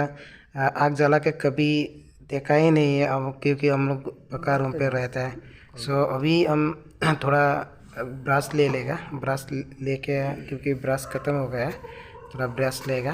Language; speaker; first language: Hindi; non-native, local second language; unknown